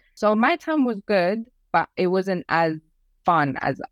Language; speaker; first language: English; early bilingual, other home language; Persian